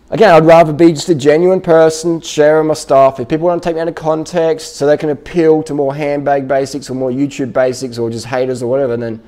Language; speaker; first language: English; native; English